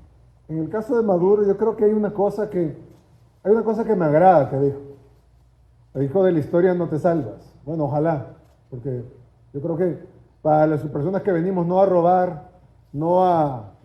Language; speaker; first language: Spanish; native; Spanish